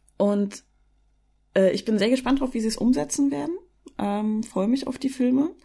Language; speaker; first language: German; native; German